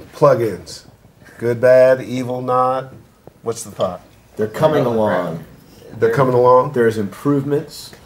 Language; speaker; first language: English; native; English